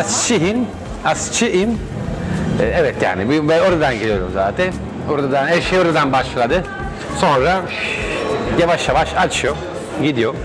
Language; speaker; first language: Turkish; non-native, learner; Italian